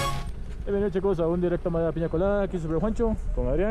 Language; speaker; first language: Spanish; native; Spanish